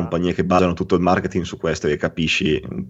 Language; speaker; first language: Italian; native; Italian